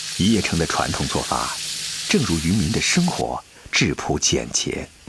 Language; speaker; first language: Chinese; native; Chinese